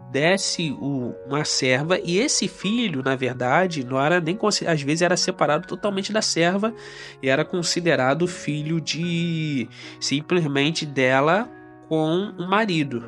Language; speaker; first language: Portuguese; native; Portuguese